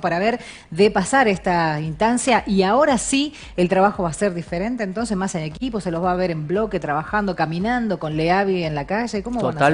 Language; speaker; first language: Spanish; native; Spanish